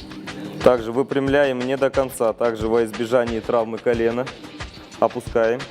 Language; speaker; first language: Russian; native; Russian